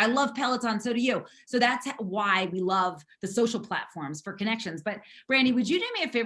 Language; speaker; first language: English; native; English